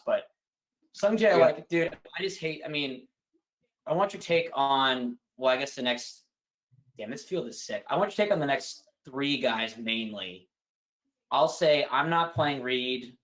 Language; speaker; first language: English; native; English